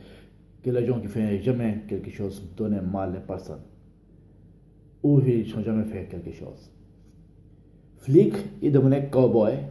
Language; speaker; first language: French; non-native, learner; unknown